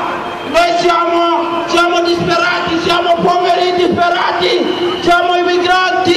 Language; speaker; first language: Italian; non-native, learner; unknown